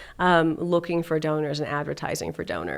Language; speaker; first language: English; native; English